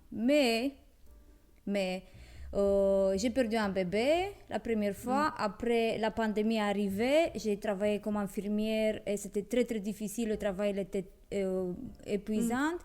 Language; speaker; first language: French; non-native, fluent; Romanian